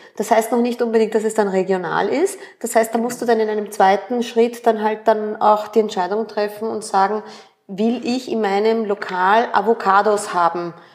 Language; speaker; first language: German; early bilingual, other home language; Spanish